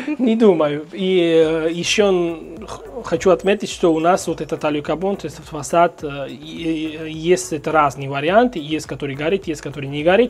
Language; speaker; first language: Russian; non-native, fluent; Georgian